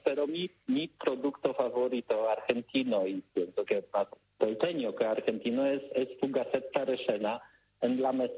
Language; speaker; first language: Spanish; non-native, learner; Polish